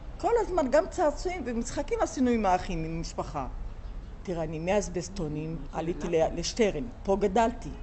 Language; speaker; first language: Hebrew; native; Hebrew